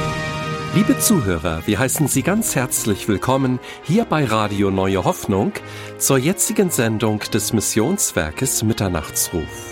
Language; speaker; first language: German; native; German